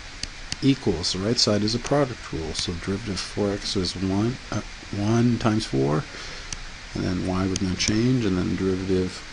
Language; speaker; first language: English; native; English